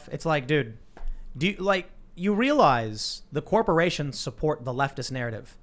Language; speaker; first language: English; native; English